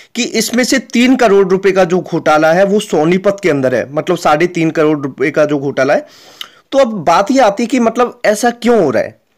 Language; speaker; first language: Hindi; native; Hindi